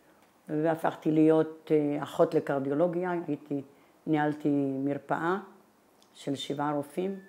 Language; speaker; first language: Hebrew; non-native, fluent; Italian